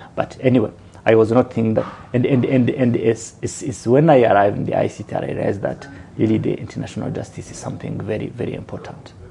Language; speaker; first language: English; non-native, local second language; Kinyarwanda